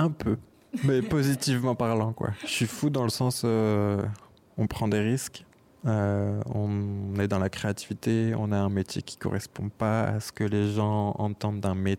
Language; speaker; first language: French; native; French